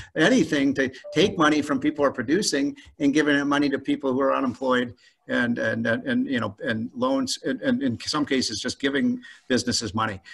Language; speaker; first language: English; native; English